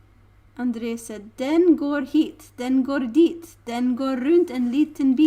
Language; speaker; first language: Swedish; non-native, learner; English